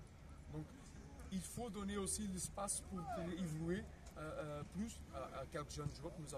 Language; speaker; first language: French; non-native, fluent; Portuguese